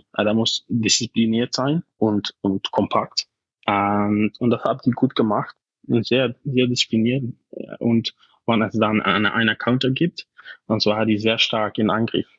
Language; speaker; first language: German; non-native, fluent; Dutch